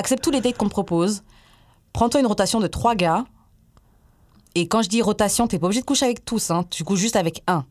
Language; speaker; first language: French; native; French